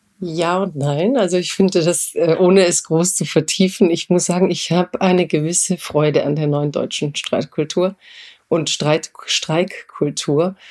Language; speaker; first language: German; early bilingual, other home language; Croatian